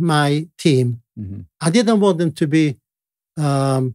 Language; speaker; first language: English; non-native, fluent; Italian